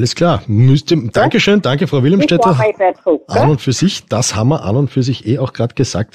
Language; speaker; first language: German; native; German